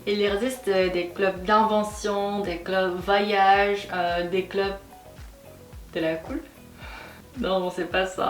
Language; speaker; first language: French; non-native, fluent; Korean